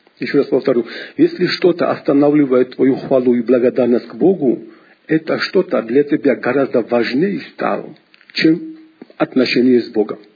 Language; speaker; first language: Russian; non-native, local second language; Georgian